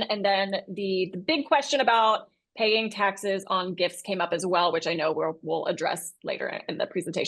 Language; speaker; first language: English; native; English